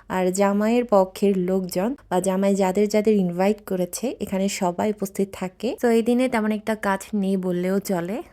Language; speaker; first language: Bangla; non-native, local second language; Chakma